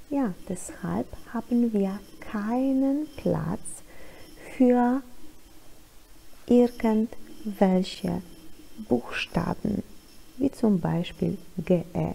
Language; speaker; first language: German; non-native, fluent; Polish